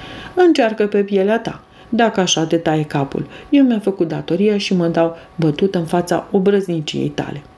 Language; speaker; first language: Romanian; native; Romanian